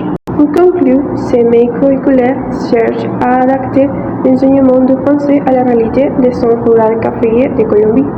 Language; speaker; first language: French; non-native, fluent; Spanish